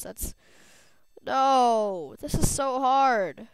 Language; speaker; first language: English; native; English